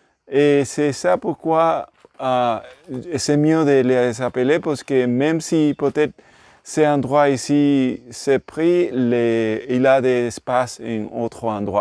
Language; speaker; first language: French; non-native, learner; English